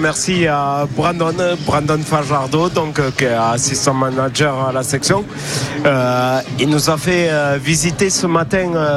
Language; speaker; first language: French; native; French